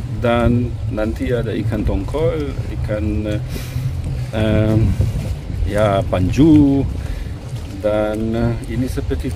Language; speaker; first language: Indonesian; non-native, fluent; German